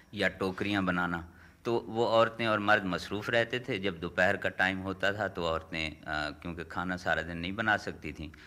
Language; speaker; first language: Urdu; non-native, local second language; Saraiki